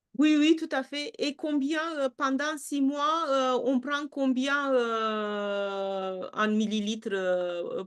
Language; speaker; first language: French; non-native, fluent; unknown